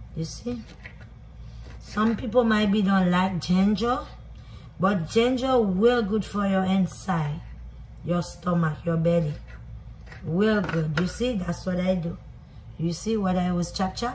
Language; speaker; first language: English; non-native, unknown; Haitian Creole